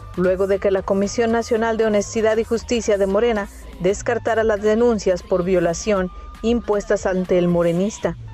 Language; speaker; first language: Spanish; native; Spanish